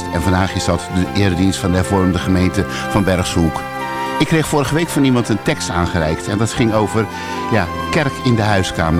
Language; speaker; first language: Dutch; native; Dutch